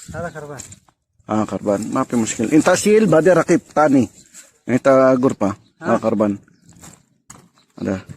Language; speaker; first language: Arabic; non-native, learner; Filipino